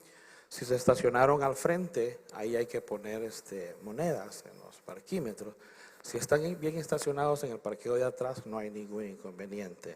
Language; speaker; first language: Spanish; native; Spanish